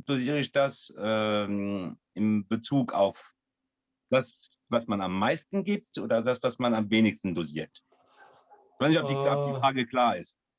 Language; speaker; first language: German; non-native, fluent; French